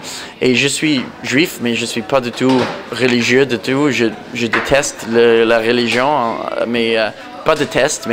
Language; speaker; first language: French; non-native, local second language; English